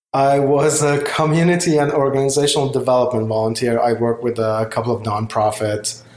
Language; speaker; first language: English; non-native, fluent; Persian